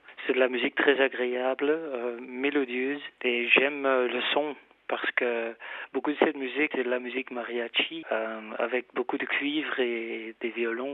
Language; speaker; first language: French; non-native, fluent; Dutch